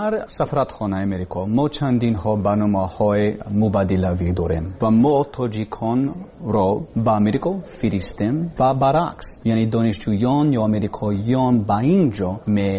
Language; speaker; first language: Persian; non-native, learner; English